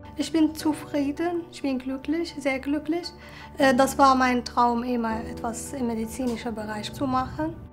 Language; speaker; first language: German; non-native, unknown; Arabic